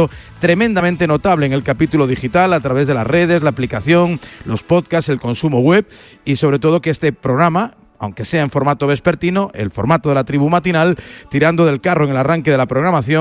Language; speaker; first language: Spanish; native; Spanish